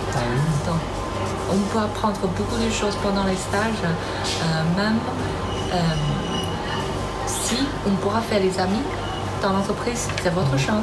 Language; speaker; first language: French; non-native, learner; Chinese